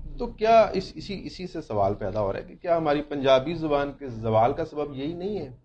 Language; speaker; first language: Urdu; non-native, local second language; Punjabi